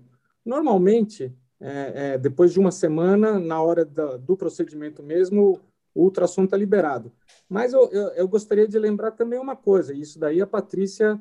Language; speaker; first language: Portuguese; native; Portuguese